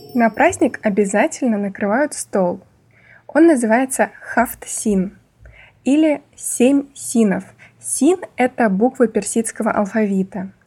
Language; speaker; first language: Russian; non-native, fluent; Persian